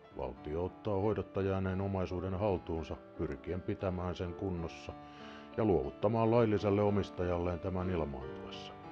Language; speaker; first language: Finnish; native; Finnish